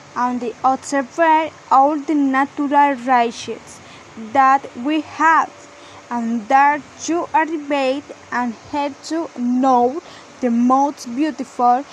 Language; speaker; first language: English; non-native, learner; Spanish